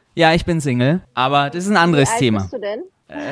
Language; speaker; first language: German; native; German